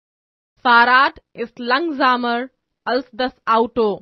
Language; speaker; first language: German; non-native, fluent; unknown